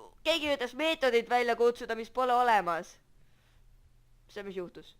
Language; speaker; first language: Estonian; native; Estonian